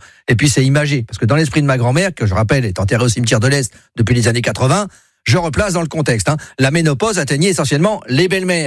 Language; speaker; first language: French; native; French